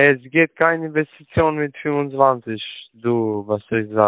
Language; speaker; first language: German; non-native, learner; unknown